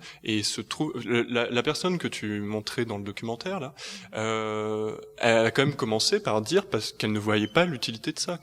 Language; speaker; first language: French; native; French